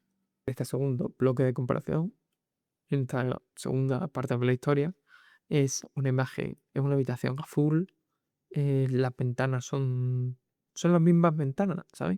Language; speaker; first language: Spanish; native; Spanish